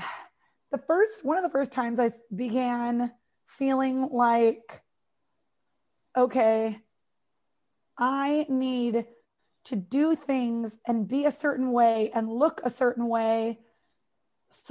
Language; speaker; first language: English; native; English